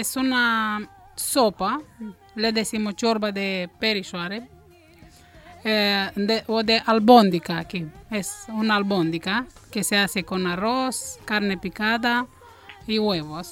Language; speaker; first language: Spanish; non-native, fluent; Romanian